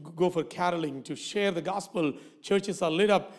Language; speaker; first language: English; non-native, local second language; Malayalam